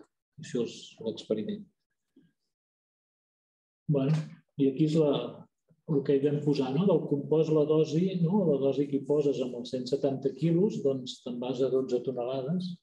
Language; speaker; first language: Catalan; native; Catalan